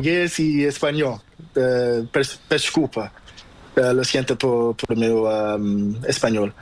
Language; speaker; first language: Spanish; non-native, learner; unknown